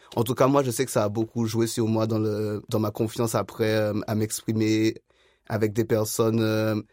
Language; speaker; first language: French; native; French